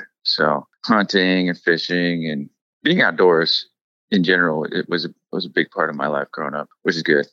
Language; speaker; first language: English; native; English